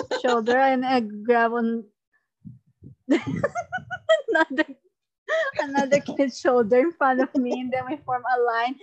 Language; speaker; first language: English; non-native, local second language; Filipino